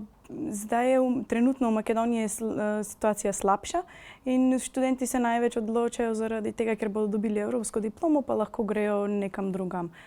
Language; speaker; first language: Slovenian; non-native, fluent; Macedonian